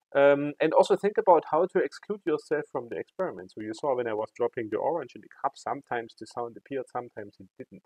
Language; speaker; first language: English; non-native, fluent; German